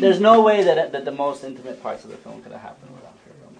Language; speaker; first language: English; non-native, fluent; Spanish